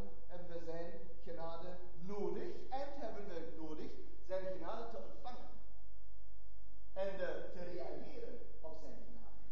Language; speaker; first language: Dutch; non-native, fluent; German